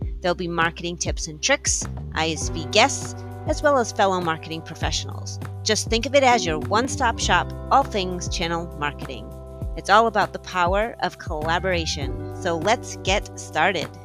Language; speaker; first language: English; native; English